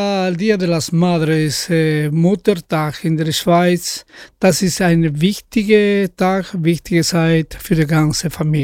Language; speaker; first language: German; non-native, fluent; Spanish